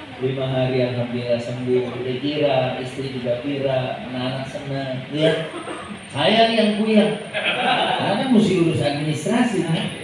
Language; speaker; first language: Indonesian; native; Indonesian